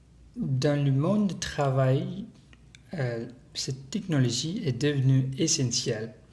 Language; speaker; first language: French; non-native, learner; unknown